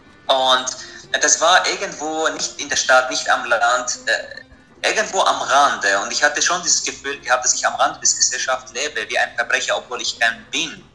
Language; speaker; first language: German; non-native, fluent; Arabic